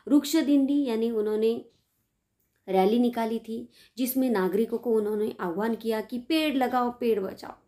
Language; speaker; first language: Hindi; non-native, local second language; Marathi